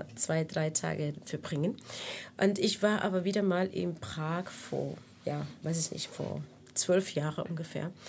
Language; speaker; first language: German; non-native, fluent; Spanish